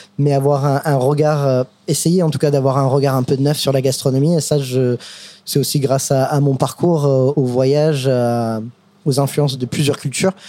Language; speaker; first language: French; non-native, fluent; English